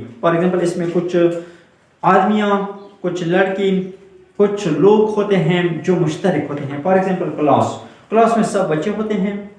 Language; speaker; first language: Urdu; non-native, local second language; Pashto